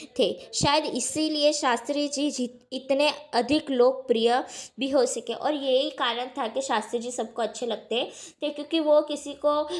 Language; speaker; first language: Hindi; non-native, local second language; Gujarati